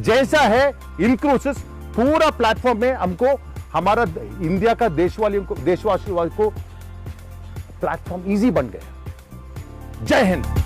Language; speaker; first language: Hindi; non-native, local second language; Tamil